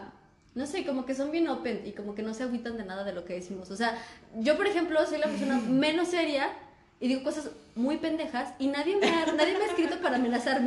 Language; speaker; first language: Spanish; native; Spanish